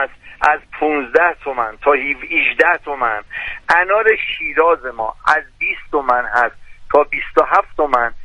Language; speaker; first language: Persian; native; Persian